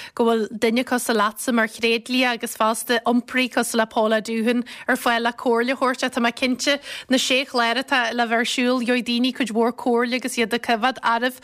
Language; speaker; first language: Irish; native; Irish